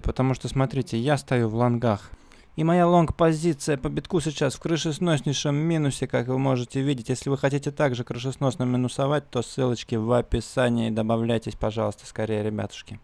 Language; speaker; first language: Russian; native; Russian